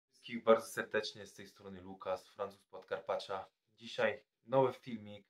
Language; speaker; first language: Polish; non-native, fluent; French